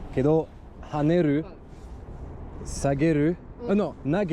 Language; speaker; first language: Japanese; non-native, learner; French